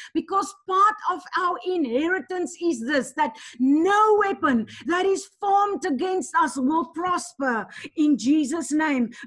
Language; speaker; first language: English; non-native, local second language; Afrikaans